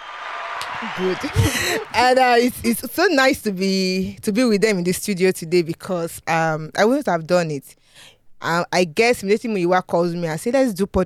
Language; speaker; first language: English; non-native, local second language; Yoruba